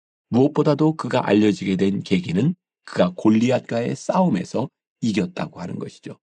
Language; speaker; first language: Korean; native; Korean